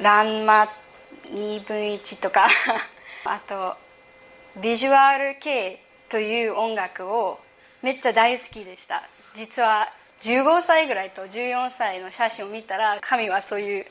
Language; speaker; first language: Japanese; early bilingual, heritage; English